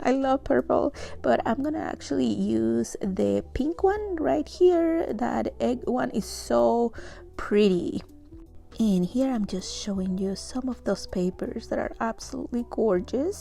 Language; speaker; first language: English; non-native, fluent; Spanish